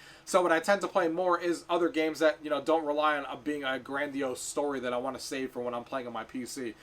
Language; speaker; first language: English; native; English